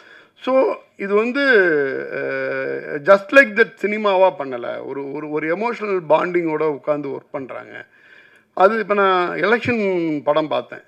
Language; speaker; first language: Tamil; native; Tamil